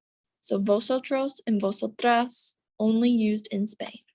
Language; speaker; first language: Spanish; non-native, fluent; English